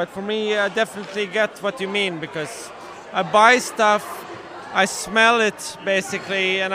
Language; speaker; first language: English; non-native, fluent; Swedish